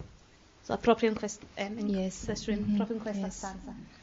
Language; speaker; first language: Italian; non-native, learner; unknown